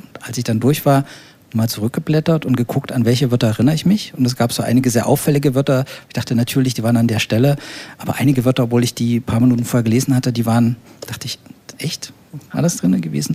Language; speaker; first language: German; native; German